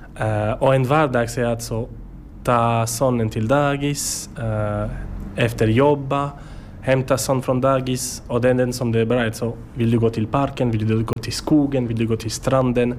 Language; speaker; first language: Swedish; non-native, learner; French